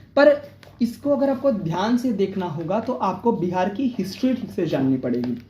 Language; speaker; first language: Hindi; non-native, local second language; Marathi